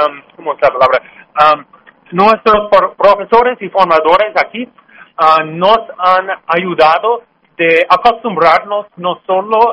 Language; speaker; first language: Spanish; non-native, learner; English